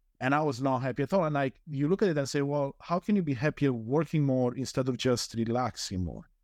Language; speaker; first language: English; non-native, fluent; Romanian